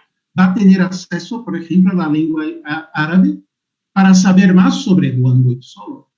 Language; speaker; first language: Spanish; non-native, fluent; Portuguese